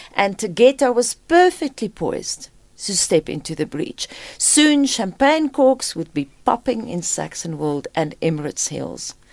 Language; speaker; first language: English; non-native, local second language; Afrikaans